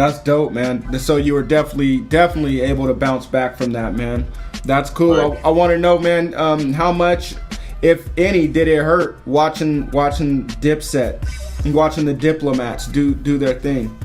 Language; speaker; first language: English; native; English